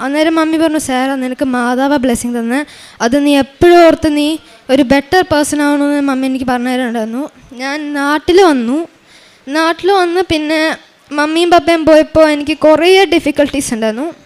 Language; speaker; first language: Malayalam; early bilingual, heritage; Malayalam